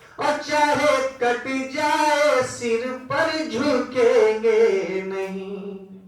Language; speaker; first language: Hindi; native; Hindi